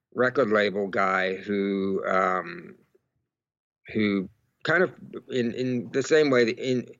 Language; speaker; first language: English; native; English